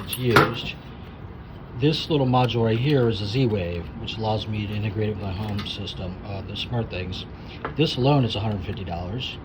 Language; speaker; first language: English; native; English